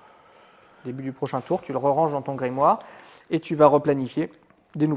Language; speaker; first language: French; native; French